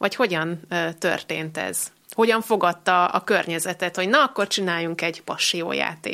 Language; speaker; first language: Hungarian; native; Hungarian